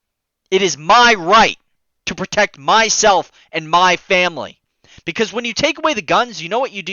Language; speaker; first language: English; native; English